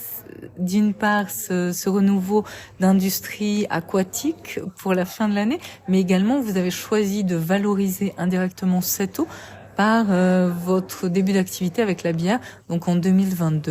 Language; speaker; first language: French; native; French